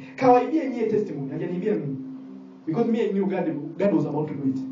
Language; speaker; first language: English; non-native, local second language; Swahili